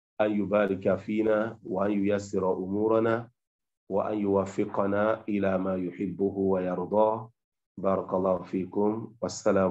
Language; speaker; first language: Arabic; non-native, fluent; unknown